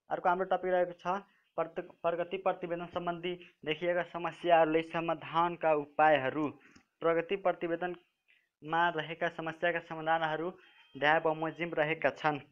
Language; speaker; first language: Nepali; non-native, local second language; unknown